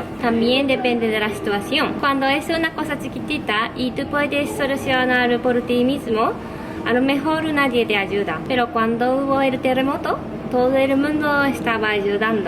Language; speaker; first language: Spanish; non-native, fluent; Japanese